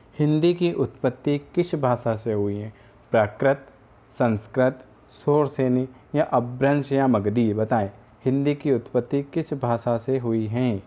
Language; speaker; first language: Hindi; native; Hindi